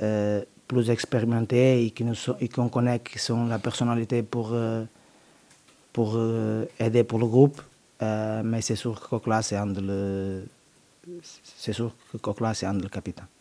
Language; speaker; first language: French; non-native, learner; Portuguese